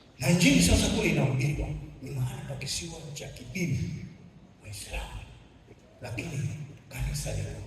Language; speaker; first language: Swahili; native; Swahili